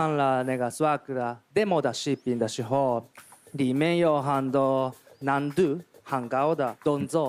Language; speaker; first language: Chinese; non-native, fluent; Japanese